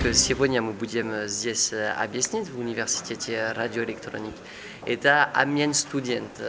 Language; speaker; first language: Russian; non-native, learner; French